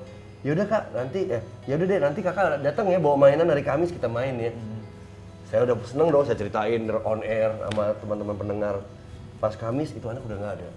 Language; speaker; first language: Indonesian; native; Indonesian